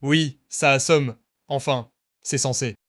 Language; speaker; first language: French; native; French